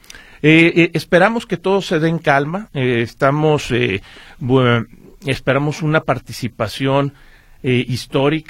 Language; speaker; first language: Spanish; native; Spanish